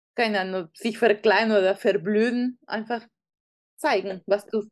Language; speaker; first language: German; non-native, fluent; Spanish